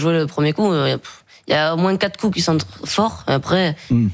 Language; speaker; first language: French; native; French